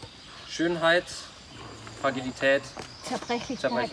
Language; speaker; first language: German; native; German